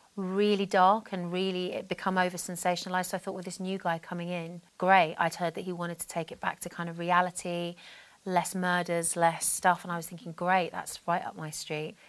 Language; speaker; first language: English; native; English